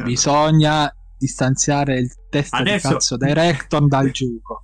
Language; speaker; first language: Italian; native; Italian